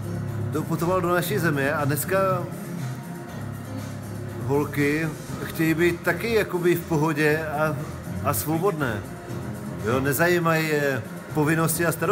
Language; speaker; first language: Czech; non-native, local second language; Polish